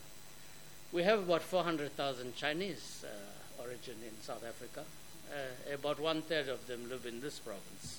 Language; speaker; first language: English; native; English